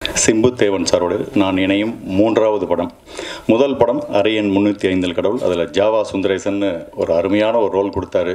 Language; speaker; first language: Tamil; native; Tamil